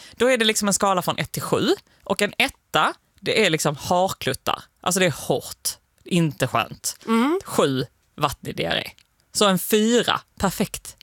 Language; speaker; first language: Swedish; native; Swedish